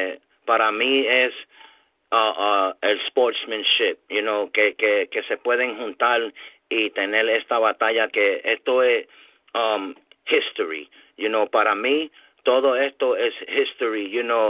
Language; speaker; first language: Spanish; early bilingual, heritage; English